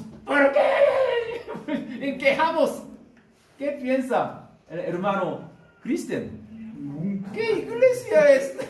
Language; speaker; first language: Spanish; non-native, learner; Korean